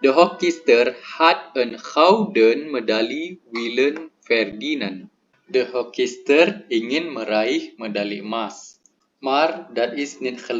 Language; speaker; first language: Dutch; non-native, learner; Indonesian